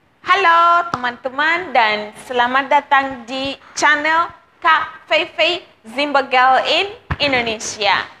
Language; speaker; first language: Indonesian; non-native, fluent; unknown